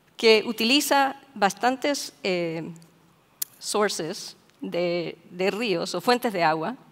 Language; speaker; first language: Spanish; native; Spanish